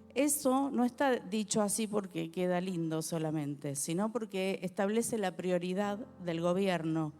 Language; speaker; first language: Spanish; native; Spanish